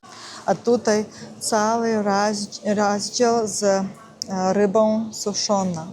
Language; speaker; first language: Polish; non-native, learner; Russian